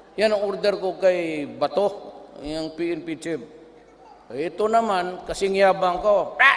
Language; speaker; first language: Filipino; non-native, local second language; Cebuano